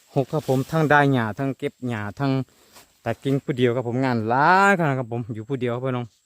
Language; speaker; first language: Thai; native; Thai